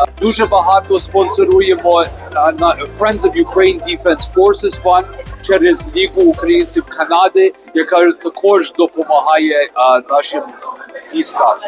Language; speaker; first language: Ukrainian; early bilingual, heritage; Ukrainian